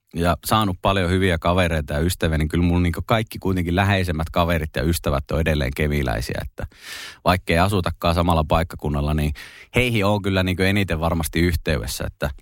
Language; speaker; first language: Finnish; native; Finnish